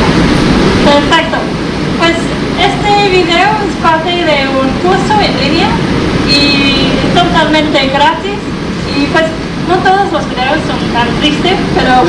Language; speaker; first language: Spanish; non-native, fluent; English